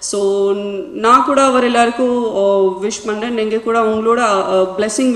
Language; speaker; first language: Tamil; non-native, learner; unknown